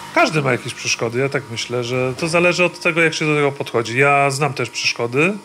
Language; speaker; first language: Polish; native; Polish